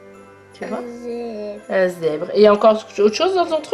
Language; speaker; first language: French; native; French